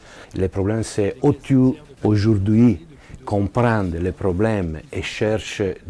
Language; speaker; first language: French; non-native, learner; Italian